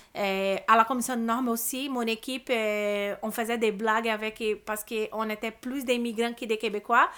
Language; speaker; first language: French; non-native, fluent; Portuguese